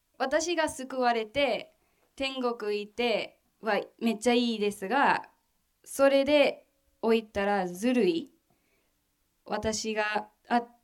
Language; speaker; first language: Japanese; non-native, fluent; English